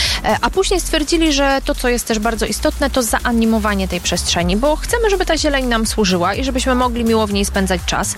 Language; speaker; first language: Polish; native; Polish